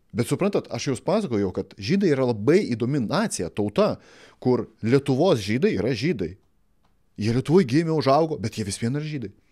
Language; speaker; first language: Lithuanian; native; Lithuanian